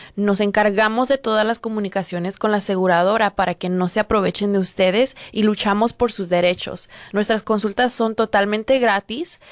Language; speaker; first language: Spanish; early bilingual, heritage; Spanish